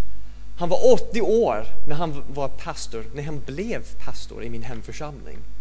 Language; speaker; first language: Swedish; non-native, fluent; English